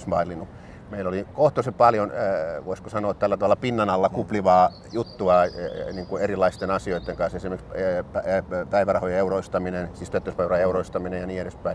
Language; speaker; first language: Finnish; native; Finnish